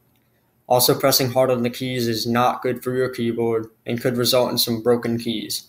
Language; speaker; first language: English; native; English